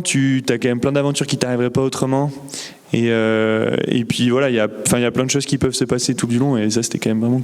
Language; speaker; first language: French; native; French